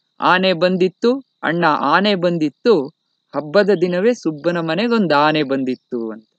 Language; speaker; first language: Kannada; native; Kannada